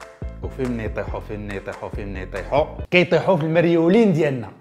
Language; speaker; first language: Arabic; native; Arabic